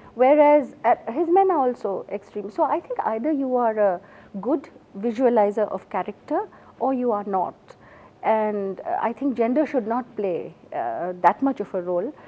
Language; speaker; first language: English; non-native, local second language; Assamese